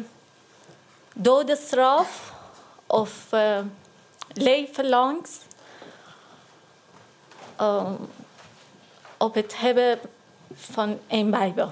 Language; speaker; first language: Dutch; non-native, learner; Persian